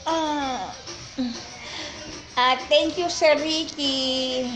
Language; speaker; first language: English; non-native, learner; Filipino